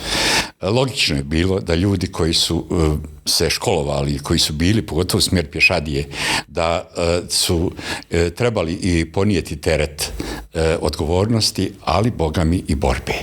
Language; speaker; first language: Bosnian; native; Bosnian